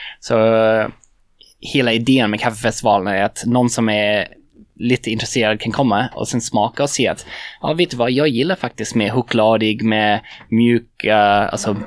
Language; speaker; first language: Swedish; non-native, fluent; English